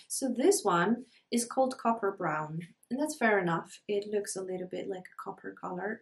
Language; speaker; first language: English; non-native, fluent; Polish